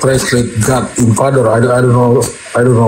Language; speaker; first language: English; non-native, learner; Indonesian